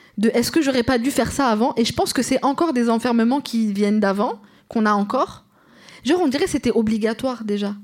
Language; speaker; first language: French; early bilingual, other home language; Arabic